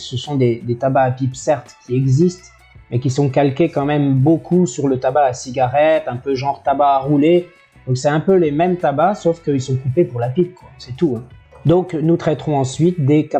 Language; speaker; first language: French; native; French